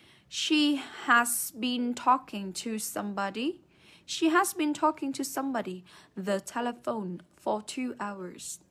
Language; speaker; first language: English; non-native, fluent; Vietnamese